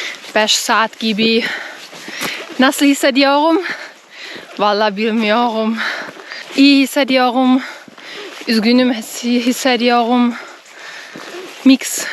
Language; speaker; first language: Turkish; non-native, learner; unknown